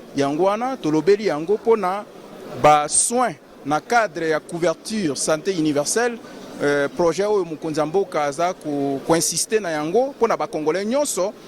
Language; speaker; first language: Lingala; non-native, local second language; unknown